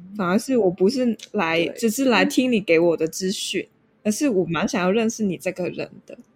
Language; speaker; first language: Chinese; non-native, local second language; Cantonese